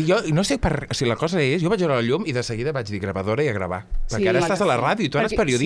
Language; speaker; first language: Catalan; native; Catalan